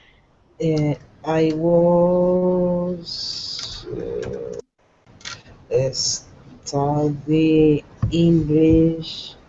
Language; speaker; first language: English; non-native, learner; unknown